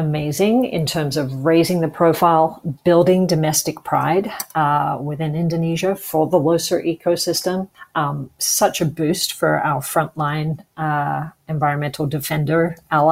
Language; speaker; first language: English; native; English